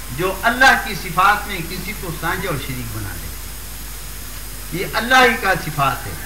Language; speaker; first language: Urdu; non-native, local second language; Pashto